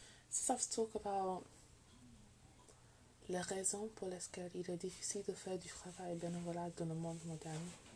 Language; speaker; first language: French; non-native, learner; English